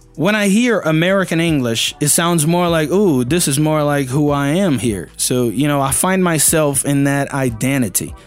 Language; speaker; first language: English; non-native, fluent; Portuguese